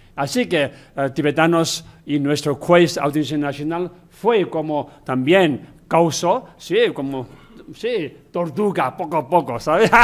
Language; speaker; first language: Spanish; non-native, learner; Chinese